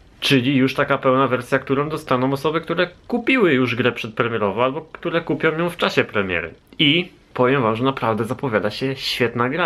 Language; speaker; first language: Polish; native; Polish